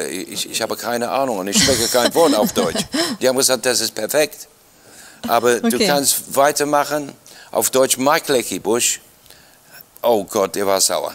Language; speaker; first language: German; non-native, fluent; English